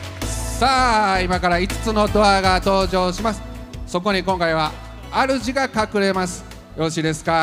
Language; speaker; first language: Japanese; native; Japanese